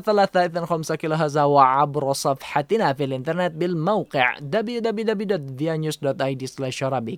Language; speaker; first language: Arabic; non-native, fluent; Indonesian